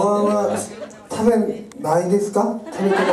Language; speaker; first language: Japanese; non-native, learner; Korean